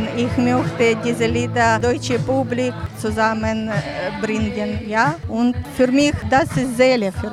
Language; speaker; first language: German; non-native, learner; Ukrainian